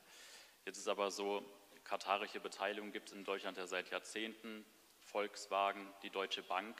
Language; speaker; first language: German; native; German